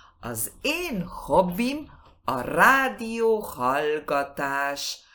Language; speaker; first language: Hungarian; early bilingual, heritage; Spanish